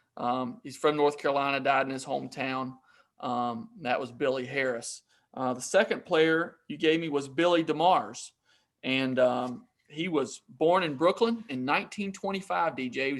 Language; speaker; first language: English; native; English